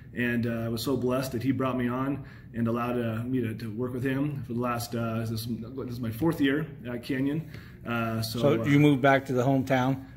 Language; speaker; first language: English; native; English